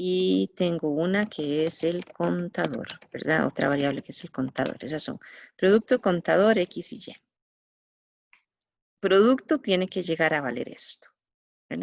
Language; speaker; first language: Spanish; native; Spanish